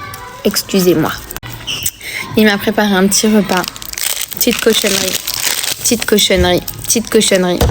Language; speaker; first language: French; native; French